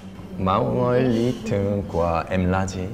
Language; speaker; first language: Vietnamese; non-native, learner; Korean